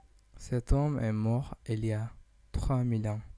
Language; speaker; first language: French; non-native, learner; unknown